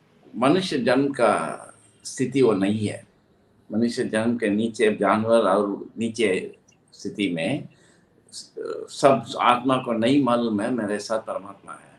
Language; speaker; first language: Hindi; non-native, local second language; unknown